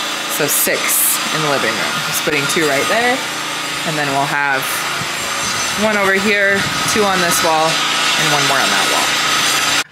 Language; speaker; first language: English; native; English